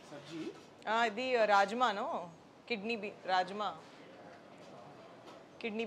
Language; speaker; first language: Telugu; non-native, local second language; Bangla